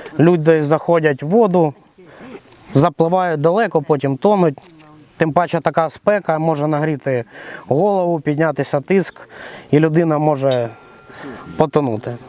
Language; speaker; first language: Ukrainian; native; Ukrainian